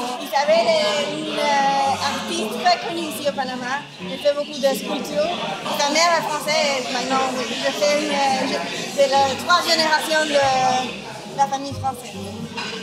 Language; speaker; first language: French; early bilingual, heritage; Spanish